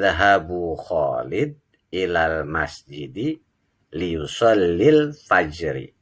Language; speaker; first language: Arabic; non-native, fluent; Indonesian